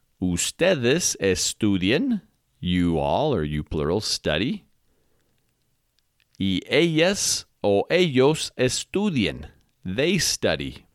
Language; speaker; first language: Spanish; non-native, fluent; English